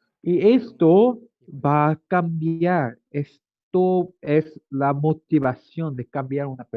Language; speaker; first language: Spanish; non-native, learner; Korean